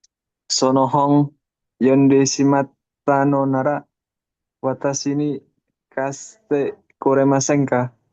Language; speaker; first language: Japanese; non-native, learner; Indonesian